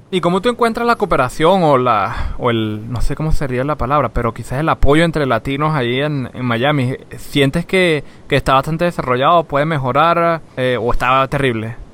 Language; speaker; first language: Spanish; native; Spanish